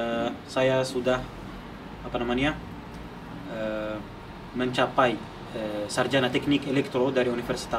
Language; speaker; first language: Indonesian; non-native, fluent; Arabic